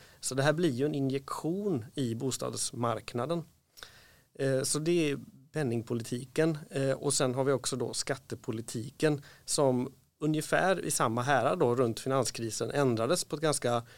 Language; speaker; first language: Swedish; native; Swedish